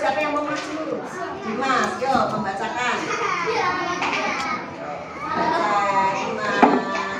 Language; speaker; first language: Indonesian; native; Indonesian